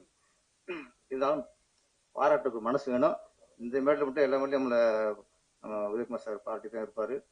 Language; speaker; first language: Tamil; native; Tamil